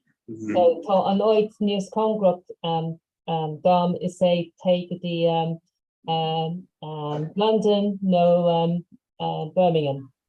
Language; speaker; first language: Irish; non-native, local second language; English